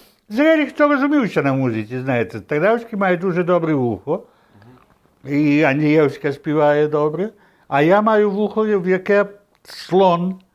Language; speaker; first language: Ukrainian; early bilingual, heritage; Ukrainian